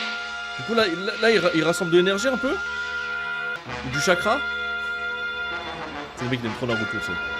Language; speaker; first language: French; native; French